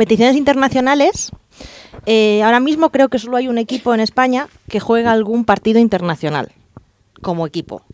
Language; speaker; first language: Spanish; native; Spanish